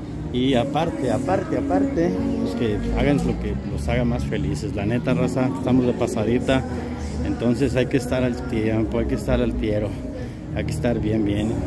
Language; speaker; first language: Spanish; native; Spanish